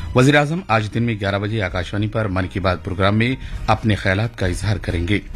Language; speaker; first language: Urdu; native; Urdu